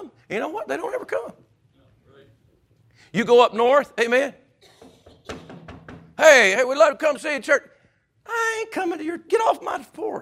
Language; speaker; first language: English; native; English